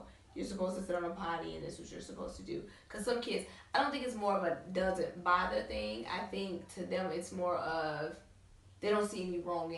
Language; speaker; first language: English; native; English